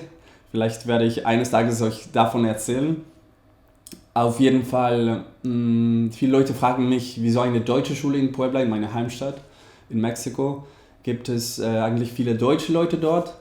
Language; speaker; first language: German; non-native, fluent; Spanish